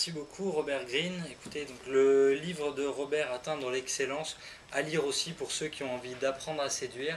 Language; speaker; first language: French; native; French